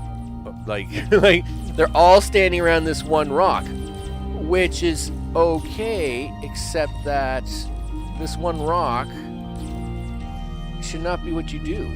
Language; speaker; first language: English; native; English